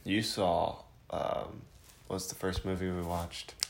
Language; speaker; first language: English; native; English